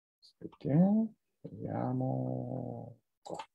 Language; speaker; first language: Italian; non-native, fluent; Japanese